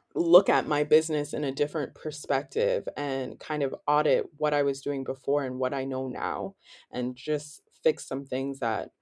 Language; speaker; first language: English; native; English